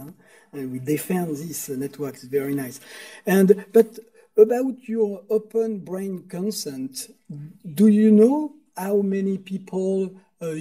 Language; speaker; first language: English; non-native, fluent; French